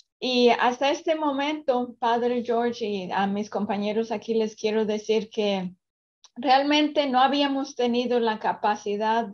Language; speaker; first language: Spanish; early bilingual, other home language; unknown